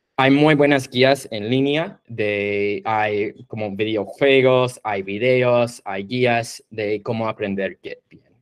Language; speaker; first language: Spanish; non-native, fluent; English